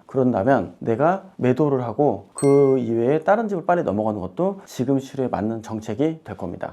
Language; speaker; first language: Korean; native; Korean